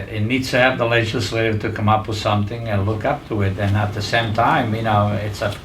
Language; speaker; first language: English; non-native, fluent; Italian